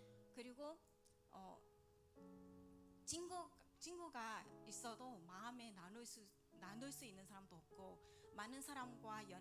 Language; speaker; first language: Korean; non-native, learner; Vietnamese